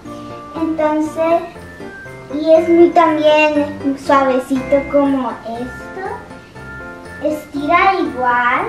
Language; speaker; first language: Spanish; early bilingual, other home language; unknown